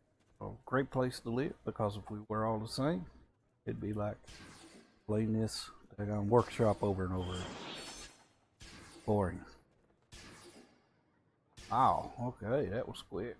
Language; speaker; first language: English; native; English